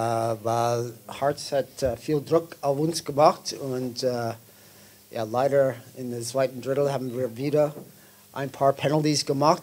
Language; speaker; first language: German; non-native, learner; English